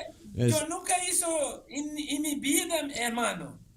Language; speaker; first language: Spanish; non-native, learner; Portuguese